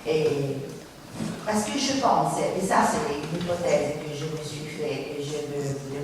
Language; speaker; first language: French; non-native, fluent; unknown